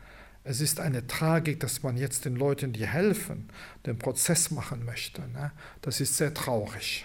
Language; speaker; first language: German; non-native, local second language; Luxembourgish